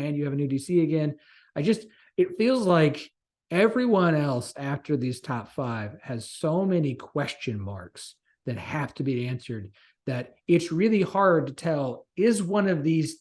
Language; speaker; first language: English; native; English